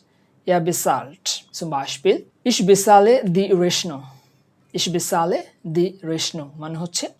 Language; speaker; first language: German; non-native, fluent; Bangla